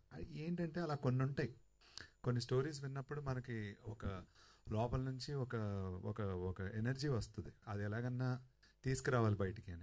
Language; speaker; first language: Telugu; native; Telugu